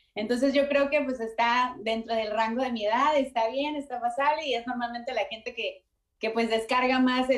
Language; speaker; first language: Spanish; native; Spanish